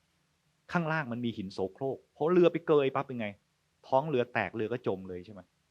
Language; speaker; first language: Thai; native; Thai